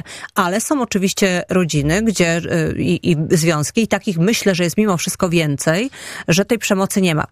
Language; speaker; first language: Polish; native; Polish